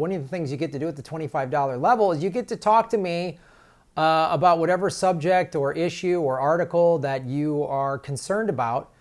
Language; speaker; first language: English; native; English